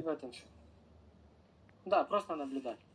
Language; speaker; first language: Russian; non-native, local second language; Romanian